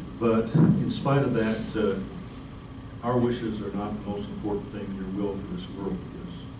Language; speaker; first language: English; native; English